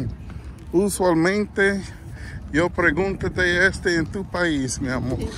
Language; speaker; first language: Spanish; non-native, learner; English